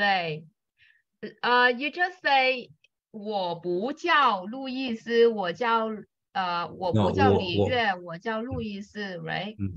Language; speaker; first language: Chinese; non-native, fluent; Vietnamese